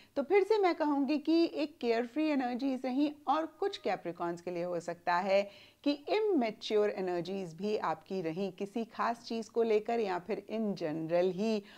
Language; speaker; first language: Hindi; native; Hindi